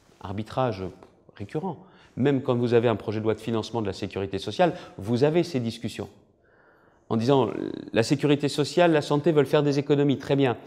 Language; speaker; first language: French; native; French